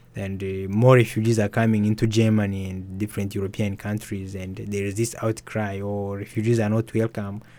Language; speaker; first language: English; early bilingual, other home language; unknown